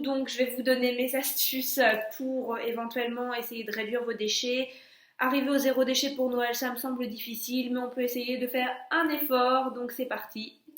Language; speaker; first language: French; native; French